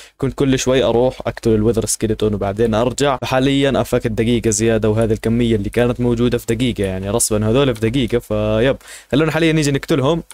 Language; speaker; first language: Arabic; native; Arabic